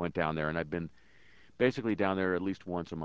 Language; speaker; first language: English; native; English